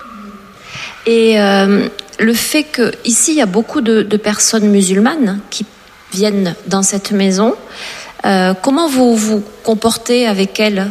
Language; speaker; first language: French; native; French